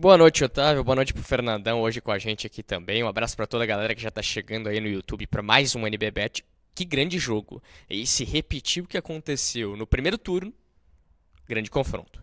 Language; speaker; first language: Portuguese; native; Portuguese